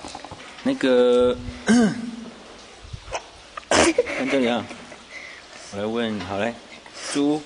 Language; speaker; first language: Chinese; native; Chinese